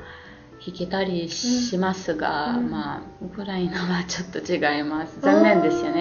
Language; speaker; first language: Japanese; non-native, fluent; Ukrainian